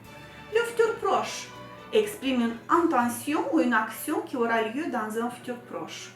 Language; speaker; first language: French; non-native, fluent; Romanian